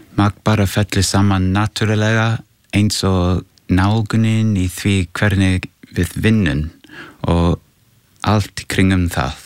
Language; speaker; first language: Icelandic; non-native, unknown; English